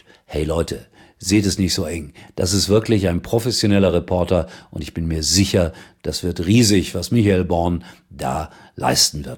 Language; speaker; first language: German; native; German